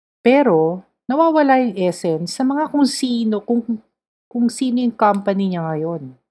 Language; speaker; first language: Filipino; native; Filipino